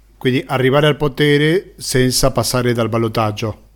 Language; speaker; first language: Italian; non-native, fluent; Spanish